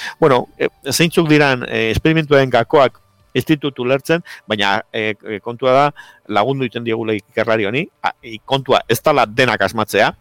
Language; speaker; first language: Basque; native; Basque